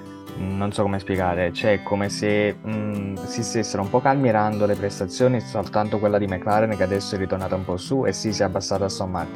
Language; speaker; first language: Italian; native; Italian